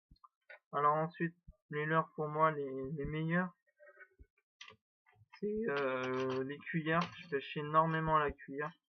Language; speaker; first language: French; native; French